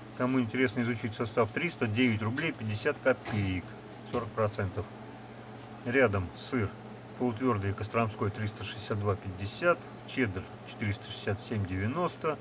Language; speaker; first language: Russian; native; Russian